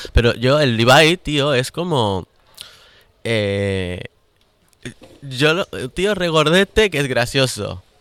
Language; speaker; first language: Spanish; native; Spanish